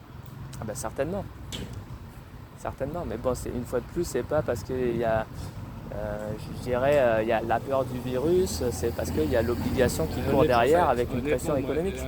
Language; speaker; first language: French; native; French